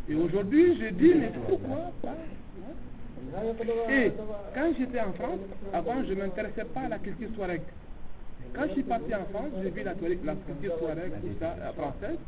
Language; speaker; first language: French; non-native, local second language; Tamasheq